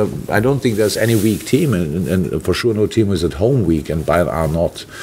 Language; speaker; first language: English; non-native, fluent; German